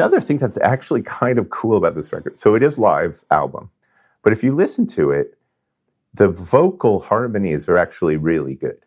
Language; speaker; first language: English; native; English